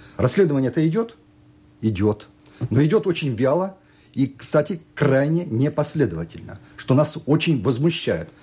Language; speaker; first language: Russian; native; Russian